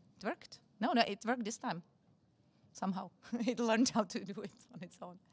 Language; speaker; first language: English; non-native, fluent; Czech